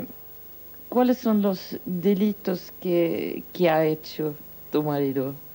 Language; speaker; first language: Spanish; non-native, fluent; Swedish